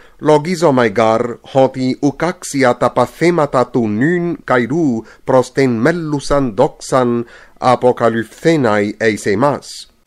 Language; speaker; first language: Greek; non-native, fluent; English